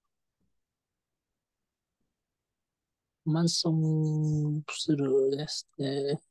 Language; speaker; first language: Japanese; non-native, learner; Vietnamese